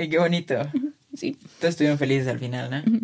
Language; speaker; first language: Spanish; native; Spanish